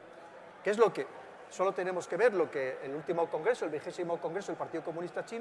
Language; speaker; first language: Spanish; native; Spanish